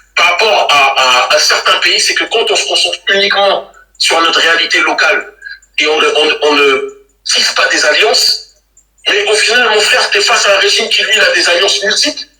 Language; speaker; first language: French; native; French